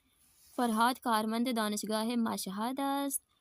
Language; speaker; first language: Persian; non-native, fluent; Urdu